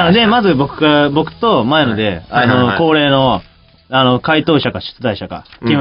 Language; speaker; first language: Japanese; native; Japanese